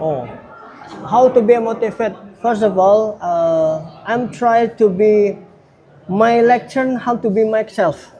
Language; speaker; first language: English; non-native, learner; Indonesian